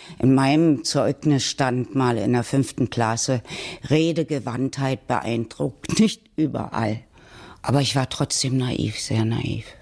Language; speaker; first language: German; native; German